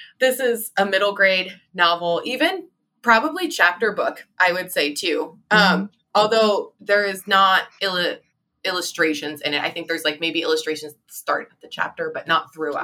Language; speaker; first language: English; native; English